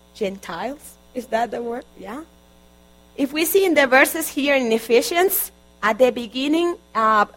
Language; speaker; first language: English; non-native, fluent; Spanish